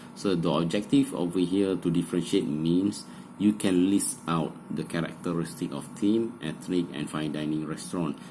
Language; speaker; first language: English; non-native, local second language; Malay